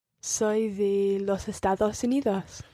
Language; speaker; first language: Spanish; non-native, learner; English